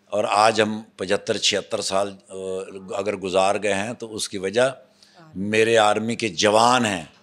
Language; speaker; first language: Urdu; non-native, local second language; Punjabi